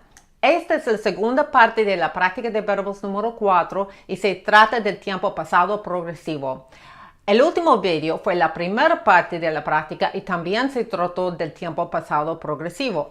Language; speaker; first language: Spanish; non-native, fluent; English